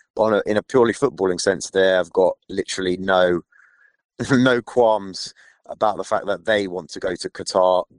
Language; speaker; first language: English; native; English